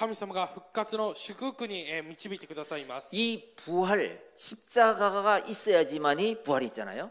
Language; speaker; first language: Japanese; non-native, fluent; Korean